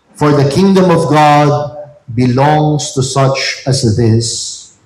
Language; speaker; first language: English; non-native, local second language; Filipino